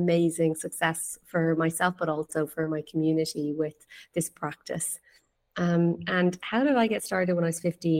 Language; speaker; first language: English; native; English